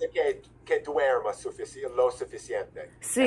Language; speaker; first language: Spanish; non-native, fluent; English